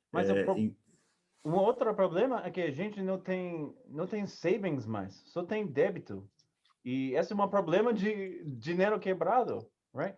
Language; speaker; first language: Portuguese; non-native, learner; English